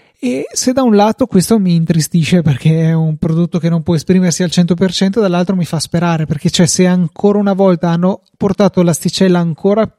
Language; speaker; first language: Italian; native; Italian